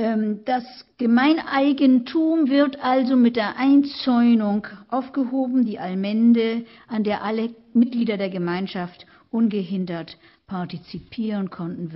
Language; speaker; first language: German; native; German